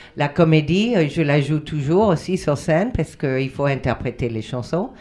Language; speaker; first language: French; non-native, fluent; Spanish